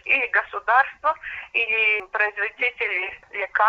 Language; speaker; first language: Russian; non-native, local second language; Latvian